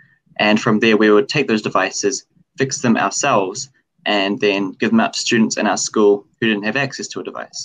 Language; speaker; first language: English; native; English